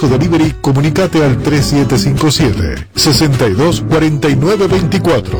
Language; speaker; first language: Spanish; native; Spanish